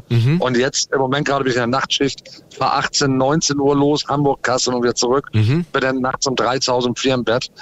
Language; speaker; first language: German; early bilingual, other home language; English